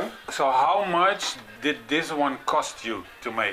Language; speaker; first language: English; non-native, fluent; Dutch